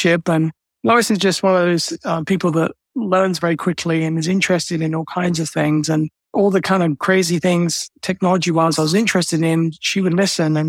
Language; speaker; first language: English; native; English